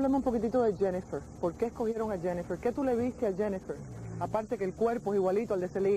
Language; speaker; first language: Spanish; native; Spanish